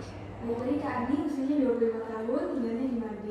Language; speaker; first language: Indonesian; native; Indonesian